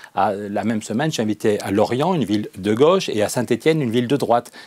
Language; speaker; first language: French; native; French